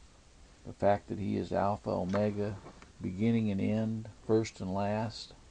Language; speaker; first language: English; native; English